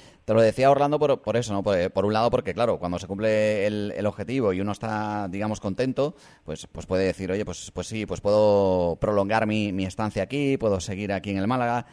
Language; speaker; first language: Spanish; native; Spanish